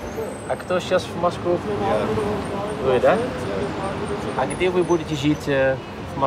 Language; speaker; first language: Russian; non-native, fluent; Dutch